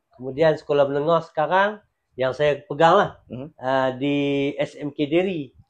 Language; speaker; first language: Malay; native; Malay